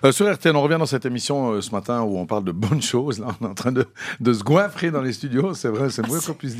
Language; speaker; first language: French; native; French